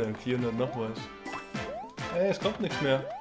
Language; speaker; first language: German; native; German